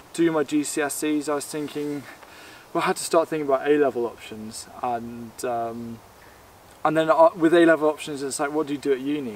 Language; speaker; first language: English; native; English